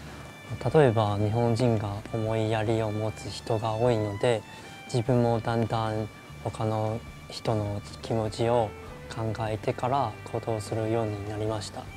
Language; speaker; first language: Japanese; non-native, fluent; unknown